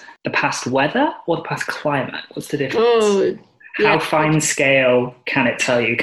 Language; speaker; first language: English; native; English